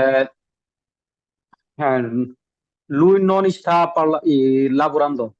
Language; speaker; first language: Italian; non-native, learner; Bangla